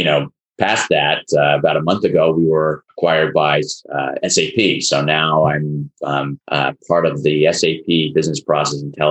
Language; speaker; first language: English; native; English